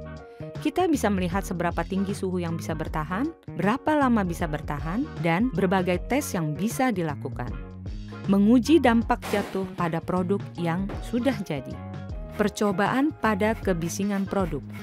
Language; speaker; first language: Indonesian; native; Indonesian